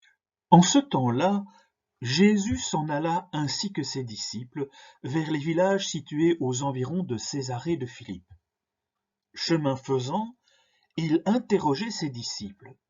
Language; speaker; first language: French; native; French